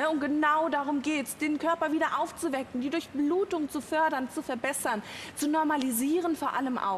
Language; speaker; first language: German; native; German